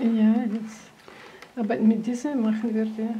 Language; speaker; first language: German; non-native, learner; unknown